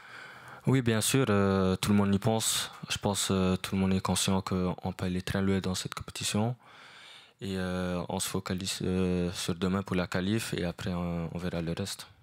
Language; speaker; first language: French; non-native, fluent; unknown